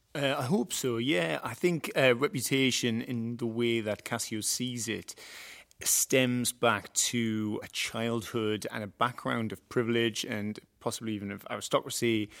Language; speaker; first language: English; native; English